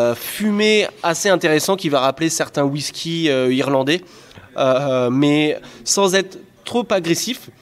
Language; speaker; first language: French; native; French